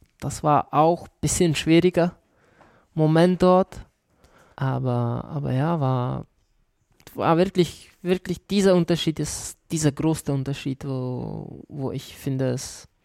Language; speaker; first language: German; non-native, learner; Czech